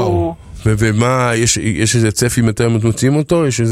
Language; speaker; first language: Hebrew; native; Hebrew